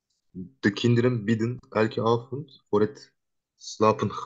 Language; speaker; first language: Dutch; non-native, learner; Turkish